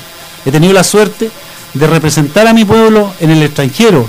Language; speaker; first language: Spanish; native; Spanish